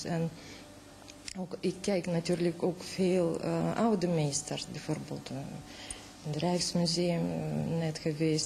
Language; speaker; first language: Dutch; non-native, fluent; Russian